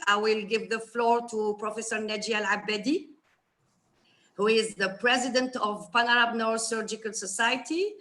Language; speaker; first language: English; non-native, fluent; Arabic